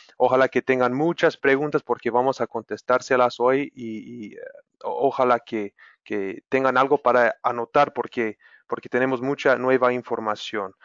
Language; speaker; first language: Spanish; non-native, fluent; English